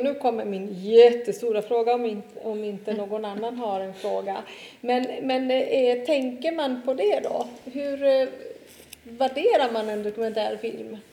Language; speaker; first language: Swedish; non-native, fluent; Italian